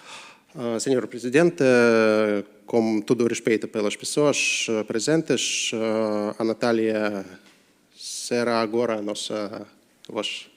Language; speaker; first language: Portuguese; non-native, learner; Russian